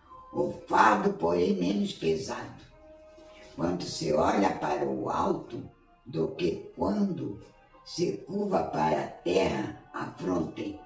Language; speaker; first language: Portuguese; native; Portuguese